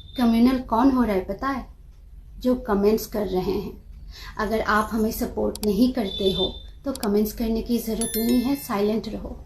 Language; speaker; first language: Hindi; non-native, local second language; Kok Borok